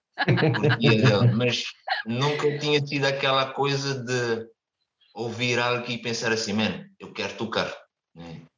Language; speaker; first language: Portuguese; non-native, local second language; Kabuverdianu